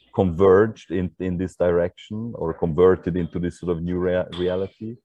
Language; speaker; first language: English; non-native, fluent; Hungarian